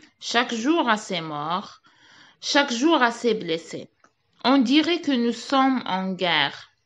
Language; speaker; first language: French; non-native, local second language; Arabic